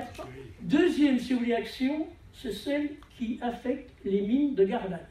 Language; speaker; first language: French; native; French